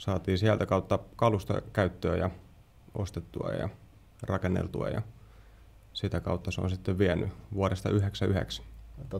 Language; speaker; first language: Finnish; native; Finnish